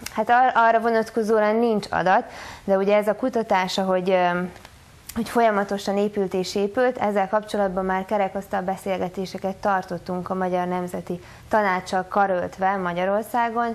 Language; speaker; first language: Hungarian; native; Hungarian